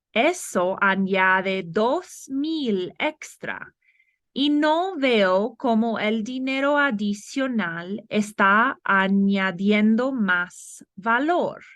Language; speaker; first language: Spanish; non-native, fluent; English